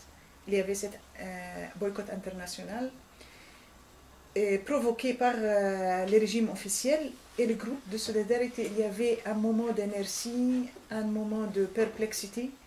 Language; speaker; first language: French; non-native, fluent; Arabic